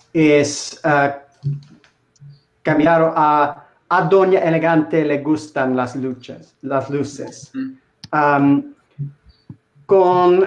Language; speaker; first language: Spanish; non-native, learner; English